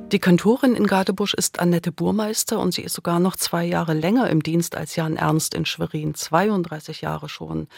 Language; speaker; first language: German; native; German